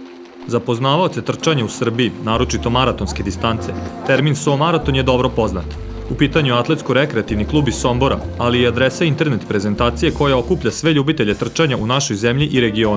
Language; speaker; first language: Serbian; native; Serbian